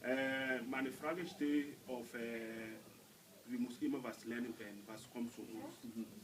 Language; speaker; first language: German; non-native, learner; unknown